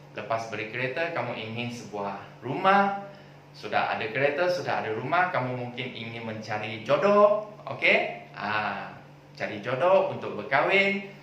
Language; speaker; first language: Malay; non-native, local second language; Chinese